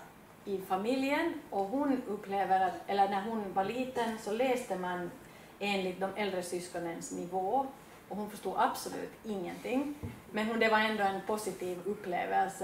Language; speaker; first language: Swedish; native; Swedish